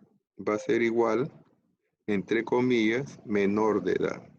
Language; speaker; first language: Spanish; native; Spanish